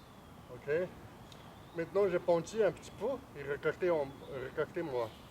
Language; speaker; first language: French; non-native, fluent; Chinese